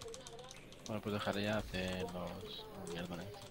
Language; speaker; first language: Spanish; native; Spanish